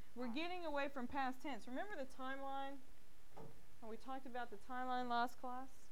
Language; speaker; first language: English; native; English